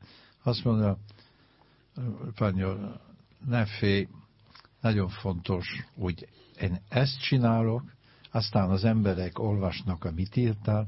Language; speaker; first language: Hungarian; non-native, learner; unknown